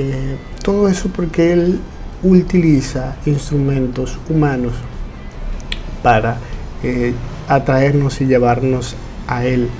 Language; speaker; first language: Spanish; native; Spanish